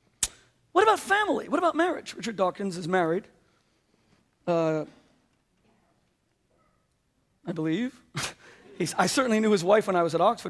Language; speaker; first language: English; native; English